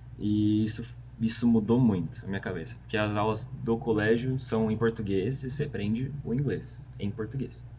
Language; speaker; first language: Portuguese; native; Portuguese